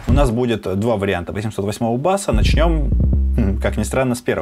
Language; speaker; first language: Russian; native; Russian